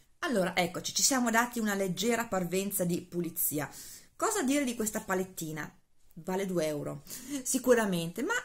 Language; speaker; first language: Italian; native; Italian